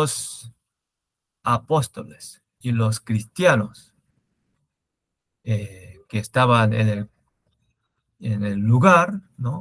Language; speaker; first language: Spanish; non-native, learner; Korean